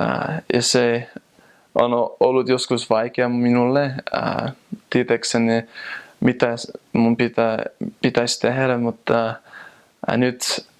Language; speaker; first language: Finnish; non-native, fluent; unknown